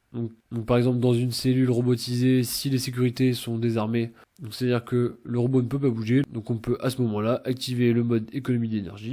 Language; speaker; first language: French; native; French